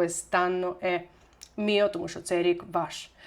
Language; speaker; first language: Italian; non-native, fluent; Ukrainian